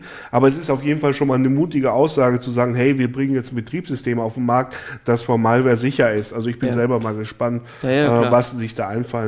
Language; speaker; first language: German; native; German